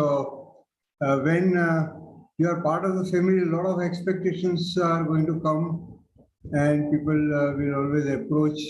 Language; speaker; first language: English; non-native, local second language; Hindi